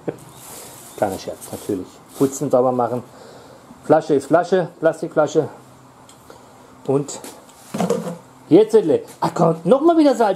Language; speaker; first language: German; native; German